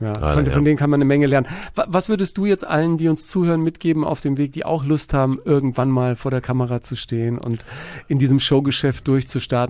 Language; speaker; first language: German; native; German